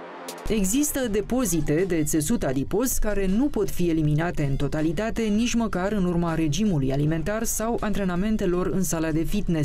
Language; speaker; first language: Romanian; native; Romanian